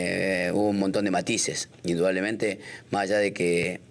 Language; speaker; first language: Spanish; native; Spanish